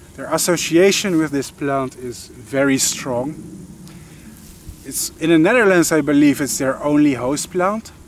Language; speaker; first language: English; non-native, fluent; Dutch